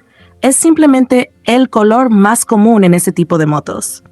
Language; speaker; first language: Spanish; native; Spanish